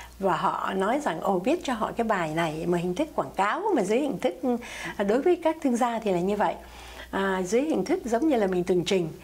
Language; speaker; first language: Vietnamese; native; Vietnamese